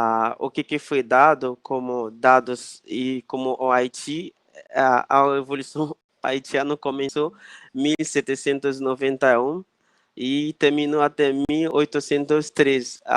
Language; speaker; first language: Portuguese; non-native, fluent; Haitian Creole